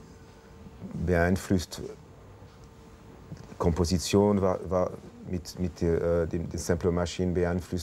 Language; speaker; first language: German; non-native, local second language; French